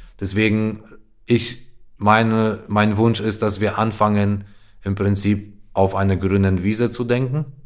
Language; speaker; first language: German; non-native, fluent; Polish